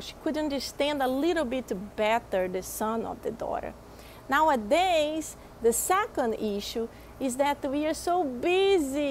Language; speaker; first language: English; non-native, fluent; Portuguese